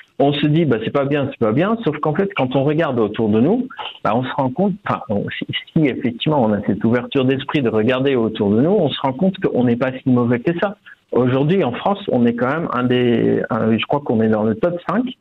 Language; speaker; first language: French; non-native, fluent; Dutch